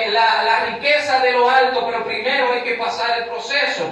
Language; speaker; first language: Spanish; native; Spanish